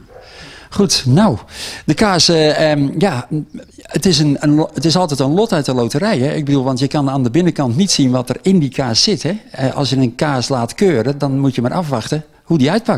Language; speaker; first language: Dutch; native; Dutch